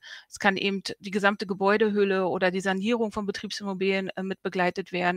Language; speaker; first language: German; native; German